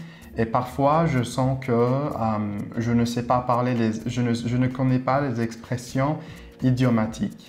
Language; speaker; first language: French; non-native, fluent; English